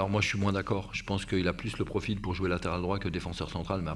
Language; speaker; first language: French; native; French